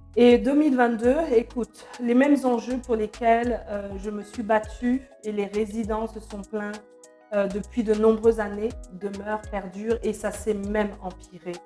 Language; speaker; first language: French; non-native, local second language; Lingala